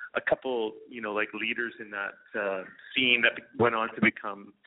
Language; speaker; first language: English; native; English